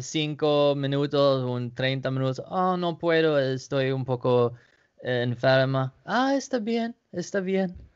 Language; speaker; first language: Spanish; non-native, learner; Danish